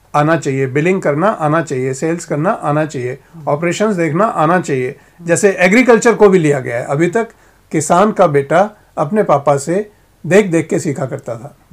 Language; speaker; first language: Hindi; native; Hindi